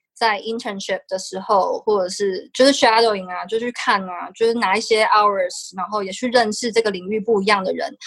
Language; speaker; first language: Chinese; native; Chinese